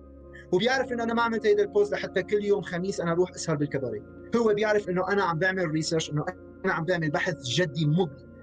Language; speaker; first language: Arabic; native; Arabic